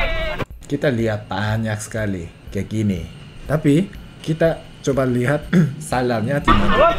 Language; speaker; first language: Indonesian; non-native, fluent; Korean